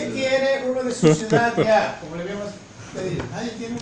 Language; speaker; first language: Spanish; native; Spanish